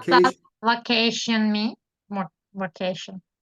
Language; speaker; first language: English; non-native, learner; Turkish